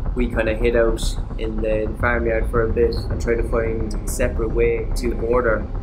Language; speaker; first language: English; native; English